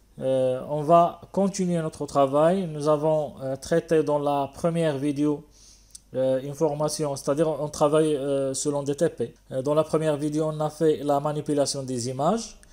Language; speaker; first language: French; non-native, local second language; Arabic